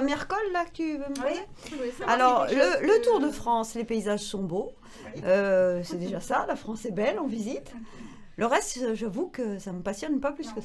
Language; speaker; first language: French; native; French